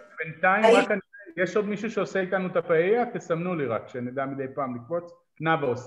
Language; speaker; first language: Hebrew; native; Hebrew